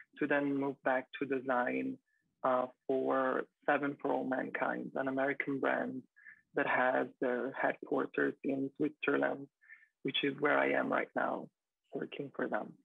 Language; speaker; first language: English; non-native, fluent; Italian